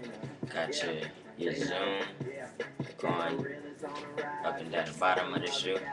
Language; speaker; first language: English; native; English